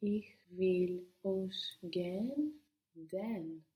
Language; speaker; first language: German; non-native, learner; English